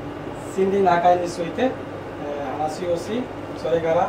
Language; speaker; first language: Japanese; non-native, learner; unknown